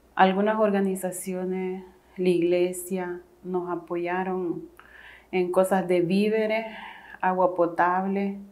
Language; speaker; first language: Spanish; native; Spanish